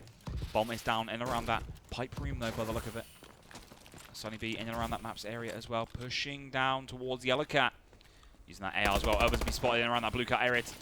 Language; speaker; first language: English; native; English